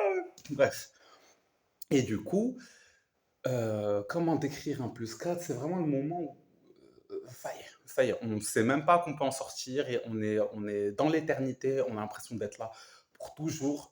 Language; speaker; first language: French; native; French